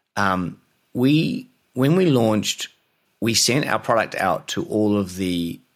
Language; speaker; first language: English; native; English